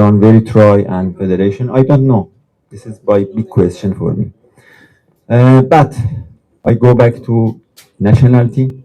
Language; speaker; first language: English; non-native, learner; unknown